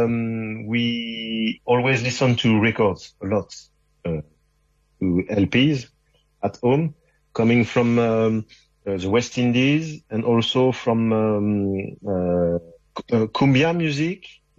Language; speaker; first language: English; non-native, fluent; French